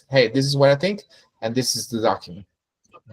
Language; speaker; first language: English; non-native, fluent; Spanish